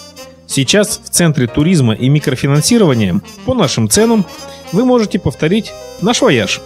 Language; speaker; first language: Russian; native; Russian